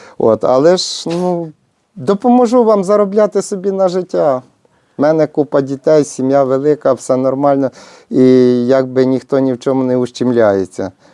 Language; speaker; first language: Ukrainian; native; Ukrainian